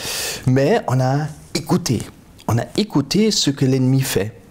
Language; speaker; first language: French; non-native, fluent; German